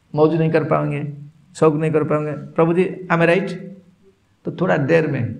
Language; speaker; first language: Hindi; non-native, local second language; Odia